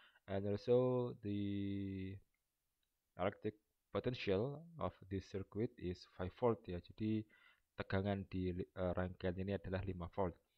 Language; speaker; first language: English; non-native, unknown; Indonesian